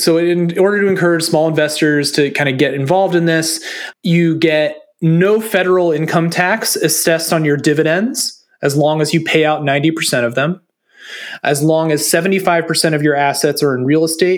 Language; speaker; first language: English; native; English